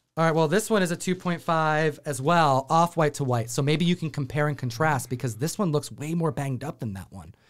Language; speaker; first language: English; native; English